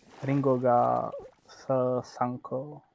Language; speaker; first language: Japanese; non-native, learner; English